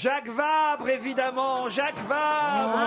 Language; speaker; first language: French; native; French